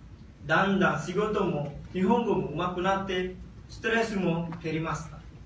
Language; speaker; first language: Japanese; non-native, learner; Indonesian